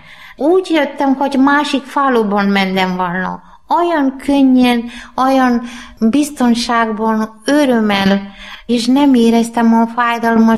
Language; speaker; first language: Hungarian; non-native, learner; Malayalam